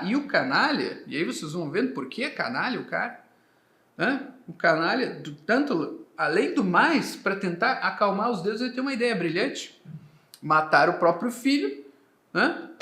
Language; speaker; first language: Portuguese; native; Portuguese